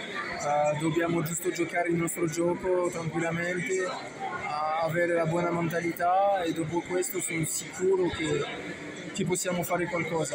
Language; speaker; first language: Italian; non-native, fluent; French